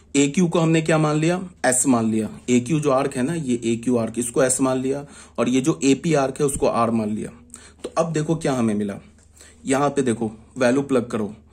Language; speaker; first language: Hindi; native; Hindi